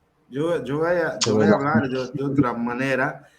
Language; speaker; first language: Spanish; non-native, learner; Portuguese